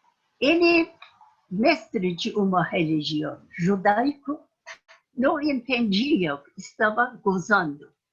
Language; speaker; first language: Portuguese; non-native, fluent; Persian